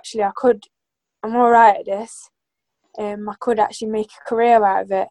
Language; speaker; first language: English; native; English